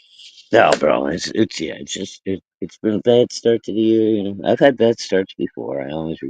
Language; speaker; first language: English; native; English